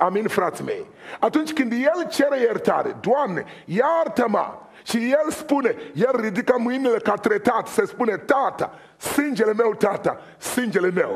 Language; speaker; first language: Romanian; non-native, fluent; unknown